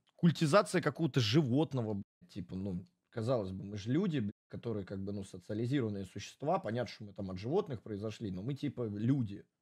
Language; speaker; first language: Russian; native; Russian